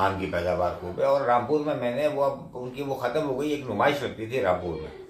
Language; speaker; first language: Urdu; native; Urdu